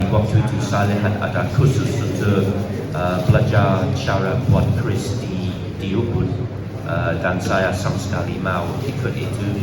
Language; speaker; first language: Indonesian; non-native, learner; English